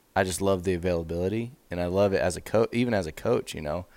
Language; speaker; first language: English; native; English